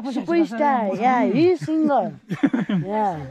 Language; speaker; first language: English; non-native, learner; Nepali